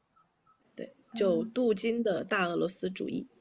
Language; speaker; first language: Chinese; native; Chinese